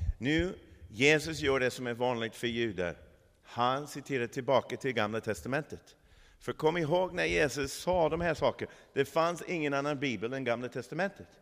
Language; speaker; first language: Swedish; non-native, fluent; English